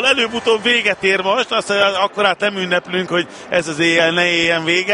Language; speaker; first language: Hungarian; native; Hungarian